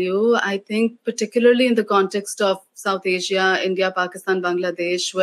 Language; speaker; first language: English; non-native, local second language; Urdu